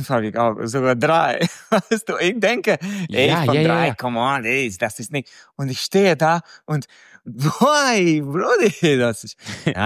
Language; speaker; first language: German; non-native, fluent; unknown